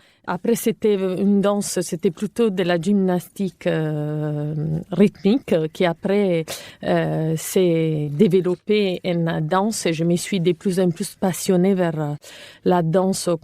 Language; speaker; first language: French; non-native, fluent; Italian